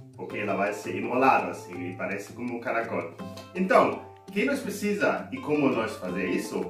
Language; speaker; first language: Portuguese; non-native, learner; German